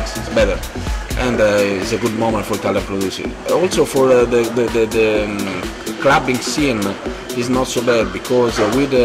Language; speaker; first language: English; non-native, fluent; Italian